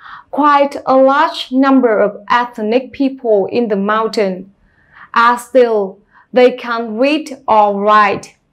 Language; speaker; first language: English; non-native, fluent; Vietnamese